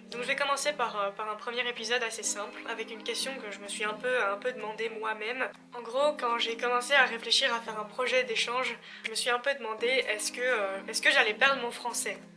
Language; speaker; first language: French; native; French